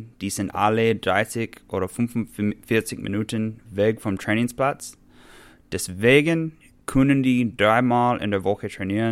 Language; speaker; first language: German; non-native, fluent; English